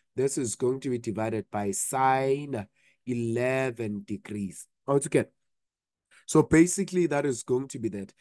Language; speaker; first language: English; non-native, local second language; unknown